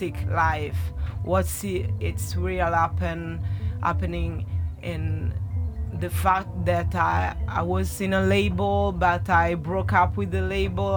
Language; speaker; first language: English; non-native, learner; Italian